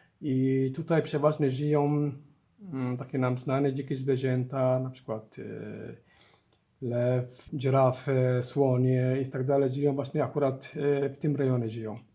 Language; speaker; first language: Polish; non-native, learner; Somali